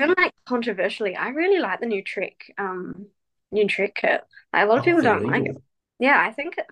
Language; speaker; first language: English; native; English